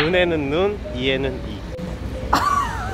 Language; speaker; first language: Spanish; non-native, learner; Korean